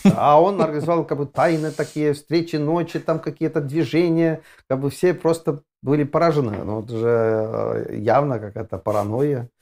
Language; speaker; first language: Russian; non-native, fluent; Estonian